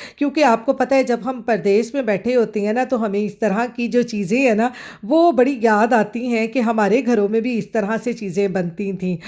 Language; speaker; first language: Urdu; non-native, local second language; Punjabi